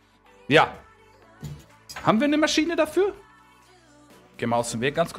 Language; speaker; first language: German; native; German